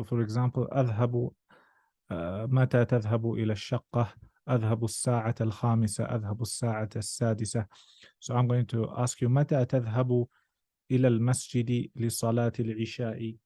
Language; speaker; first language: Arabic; non-native, fluent; English